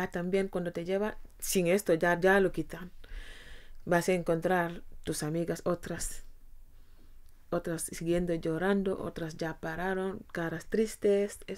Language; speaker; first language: Spanish; non-native, fluent; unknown